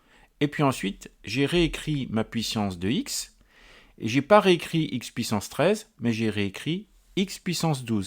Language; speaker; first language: French; native; French